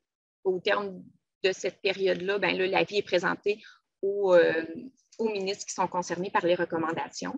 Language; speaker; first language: French; native; French